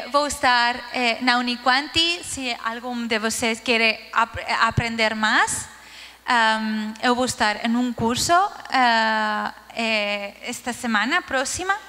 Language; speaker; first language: Portuguese; non-native, learner; Spanish